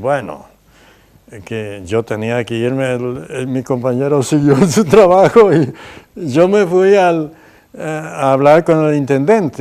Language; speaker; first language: Spanish; non-native, local second language; Plautdietsch